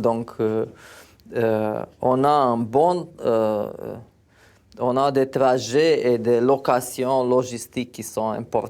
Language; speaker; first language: French; non-native, fluent; Romanian